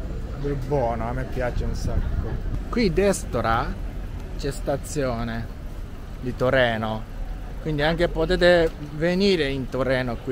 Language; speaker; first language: Italian; non-native, learner; Japanese